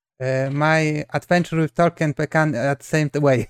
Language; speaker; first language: English; non-native, learner; Polish